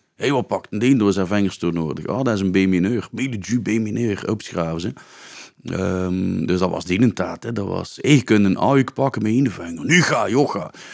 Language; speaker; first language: Dutch; native; Dutch